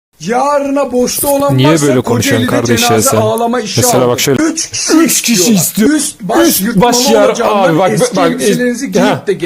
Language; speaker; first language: Turkish; native; Turkish